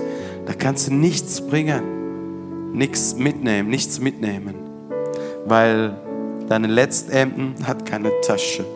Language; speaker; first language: German; non-native, fluent; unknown